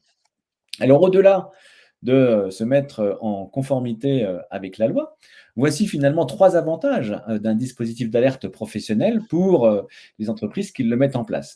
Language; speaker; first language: French; native; French